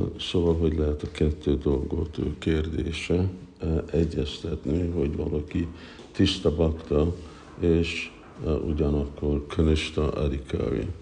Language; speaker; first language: Hungarian; early bilingual, heritage; Hungarian